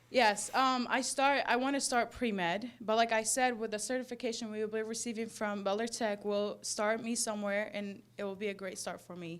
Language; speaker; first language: English; non-native, fluent; Arabic